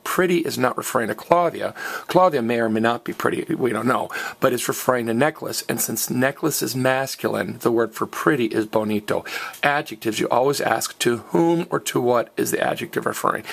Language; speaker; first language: English; native; English